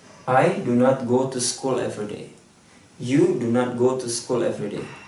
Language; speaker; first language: English; non-native, fluent; Indonesian